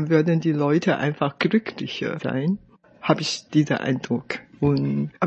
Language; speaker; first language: German; non-native, fluent; Chinese